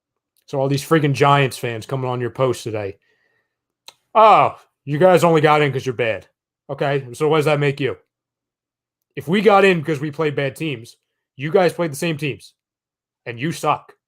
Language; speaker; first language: English; native; English